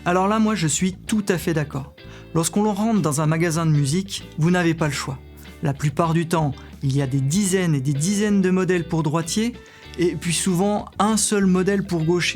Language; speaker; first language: French; native; French